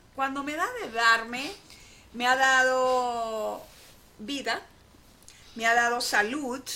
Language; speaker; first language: Spanish; native; Spanish